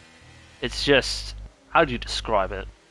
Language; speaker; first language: English; native; English